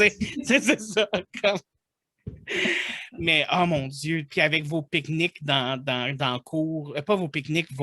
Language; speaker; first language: French; native; French